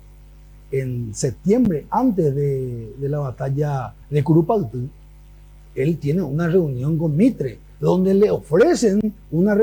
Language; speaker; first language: Spanish; native; Spanish